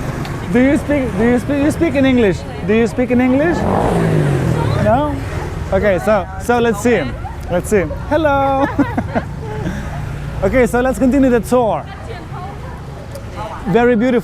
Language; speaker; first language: English; non-native, fluent; Lithuanian